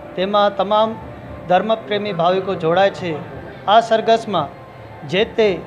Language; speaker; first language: Gujarati; non-native, local second language; Sindhi